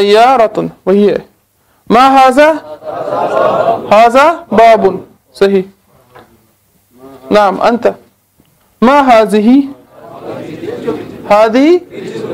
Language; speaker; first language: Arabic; non-native, fluent; Urdu